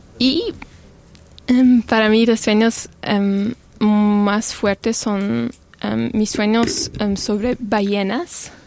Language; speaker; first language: Spanish; non-native, learner; French